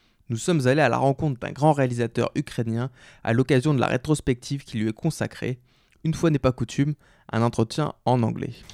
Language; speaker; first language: French; native; French